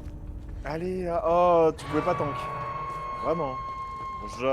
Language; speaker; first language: French; native; French